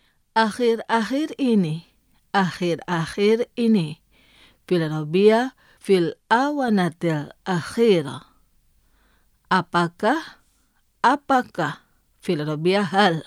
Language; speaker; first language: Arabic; non-native, fluent; Indonesian